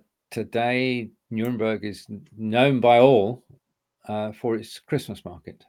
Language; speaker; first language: English; native; English